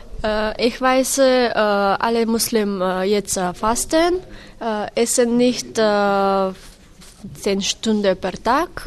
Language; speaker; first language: German; non-native, learner; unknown